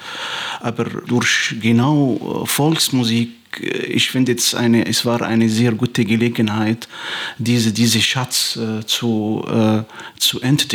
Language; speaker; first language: German; non-native, fluent; Arabic